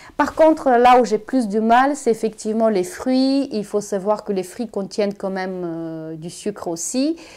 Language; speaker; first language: French; non-native, fluent; Bulgarian